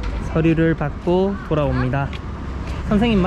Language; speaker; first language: Korean; native; Korean